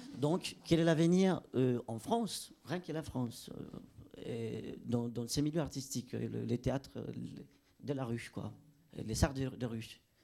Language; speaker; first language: French; non-native, fluent; Spanish